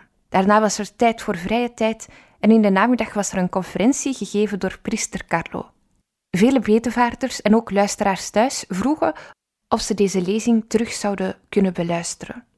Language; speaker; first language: Dutch; native; Dutch